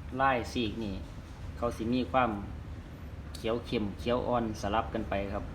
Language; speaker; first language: Thai; non-native, local second language; Northeastern Thai